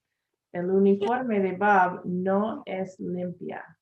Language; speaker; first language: Spanish; non-native, learner; English